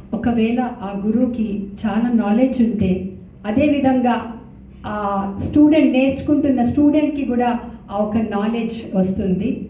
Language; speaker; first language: Telugu; non-native, local second language; Hindi